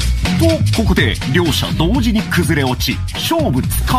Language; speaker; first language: Japanese; native; Japanese